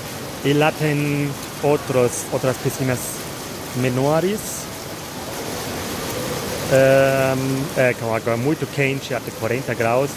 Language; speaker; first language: Portuguese; non-native, fluent; German